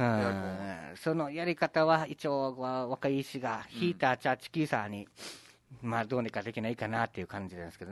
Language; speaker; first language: Japanese; native; Japanese